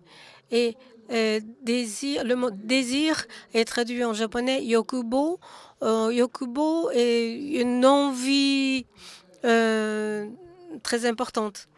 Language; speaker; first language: French; non-native, fluent; Japanese